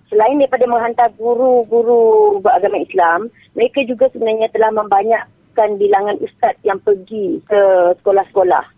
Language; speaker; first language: Malay; non-native, local second language; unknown